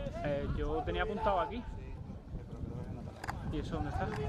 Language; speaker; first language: Spanish; native; Spanish